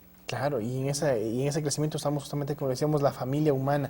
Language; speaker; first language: Spanish; native; Spanish